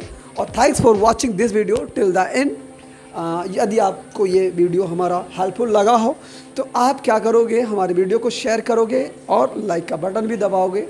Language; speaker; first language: Hindi; native; Hindi